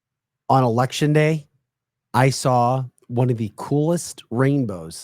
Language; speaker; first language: English; native; English